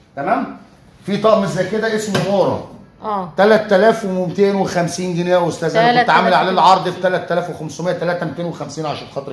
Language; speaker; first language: Arabic; native; Arabic